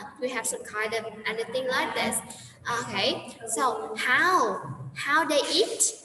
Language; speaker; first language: English; non-native, fluent; Vietnamese